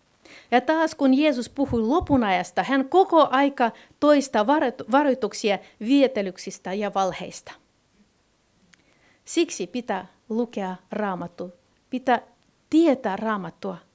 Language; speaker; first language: Finnish; non-native, fluent; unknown